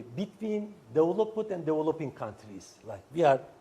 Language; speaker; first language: English; non-native, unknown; Turkish